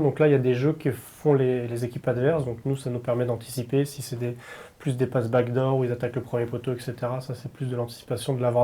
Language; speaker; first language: French; native; French